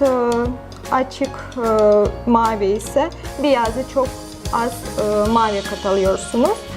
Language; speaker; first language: Turkish; non-native, fluent; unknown